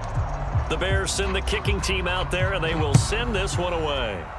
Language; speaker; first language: English; native; English